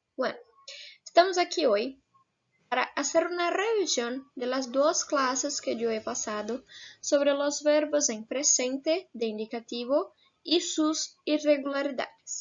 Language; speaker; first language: Spanish; non-native, fluent; Portuguese